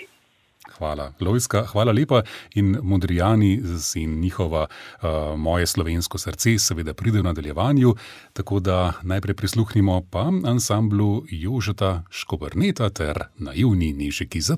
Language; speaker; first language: Slovenian; native; Slovenian